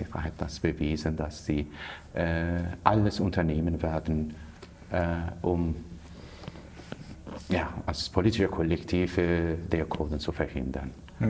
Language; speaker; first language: German; non-native, fluent; Kurdish